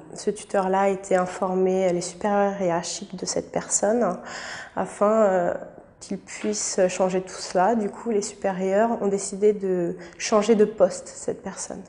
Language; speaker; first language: French; native; French